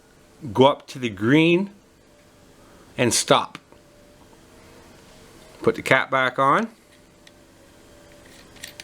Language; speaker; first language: English; native; English